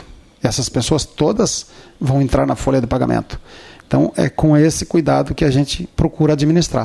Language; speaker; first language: Portuguese; native; Portuguese